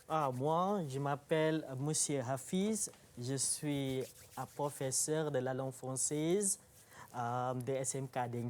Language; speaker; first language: French; non-native, fluent; Malay